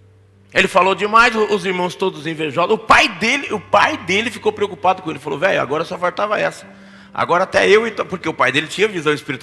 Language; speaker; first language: Portuguese; native; Portuguese